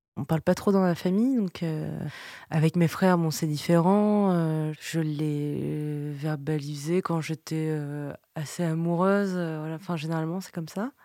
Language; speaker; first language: French; early bilingual, other home language; Vietnamese